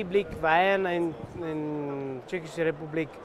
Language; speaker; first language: German; non-native, fluent; Czech